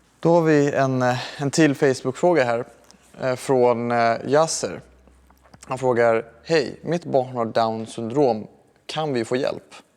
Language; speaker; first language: Swedish; early bilingual, other home language; Persian